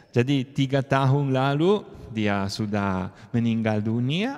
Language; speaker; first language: Indonesian; non-native, learner; Italian